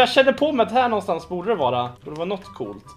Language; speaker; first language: Swedish; native; Swedish